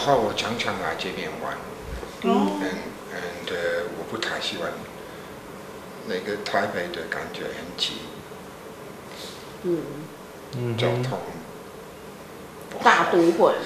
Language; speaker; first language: Chinese; non-native, learner; English